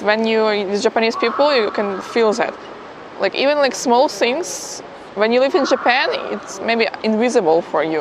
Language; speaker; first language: English; non-native, fluent; Ukrainian